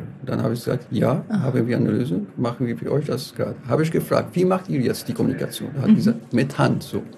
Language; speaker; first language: German; non-native, fluent; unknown